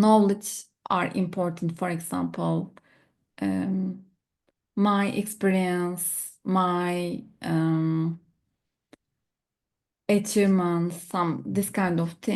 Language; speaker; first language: English; non-native, learner; Turkish